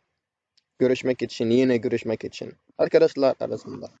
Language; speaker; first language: Turkish; non-native, fluent; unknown